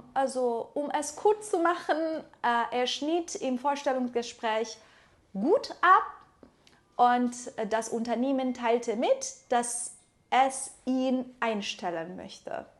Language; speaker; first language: German; non-native, fluent; Persian